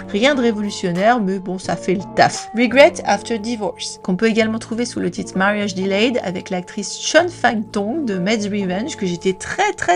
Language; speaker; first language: French; native; French